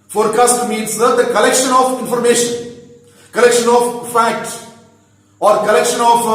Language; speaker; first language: English; non-native, local second language; Malayalam